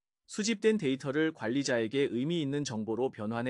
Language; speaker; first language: Korean; native; Korean